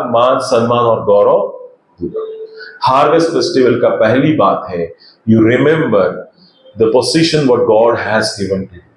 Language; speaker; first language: Hindi; non-native, local second language; Marathi